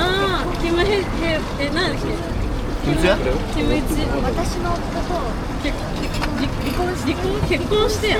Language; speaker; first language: Japanese; native; Japanese